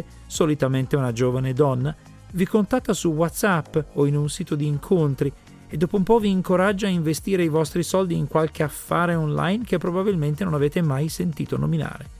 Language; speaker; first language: Italian; native; Italian